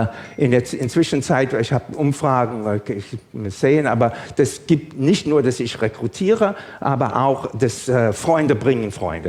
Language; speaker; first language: German; non-native, fluent; English